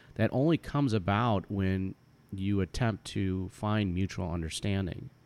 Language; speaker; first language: English; native; English